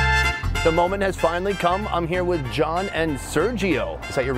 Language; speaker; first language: English; native; English